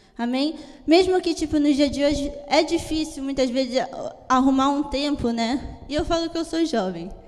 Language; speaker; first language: Portuguese; early bilingual, heritage; Italian